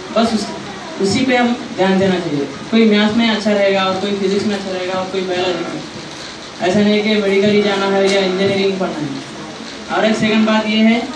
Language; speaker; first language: Hindi; non-native, local second language; Urdu